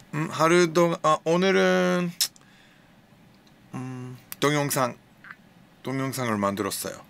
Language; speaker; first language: Korean; non-native, learner; English